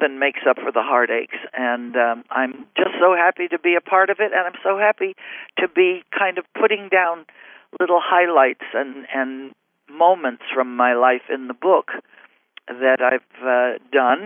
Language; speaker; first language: English; native; English